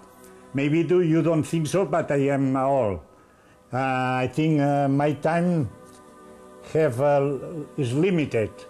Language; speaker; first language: English; non-native, learner; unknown